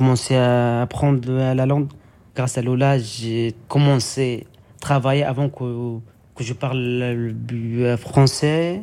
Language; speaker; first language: French; non-native, learner; Arabic